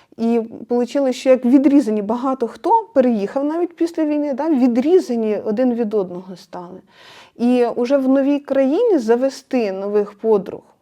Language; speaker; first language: Ukrainian; non-native, local second language; Russian